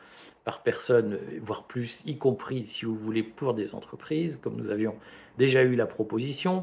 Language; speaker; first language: French; native; French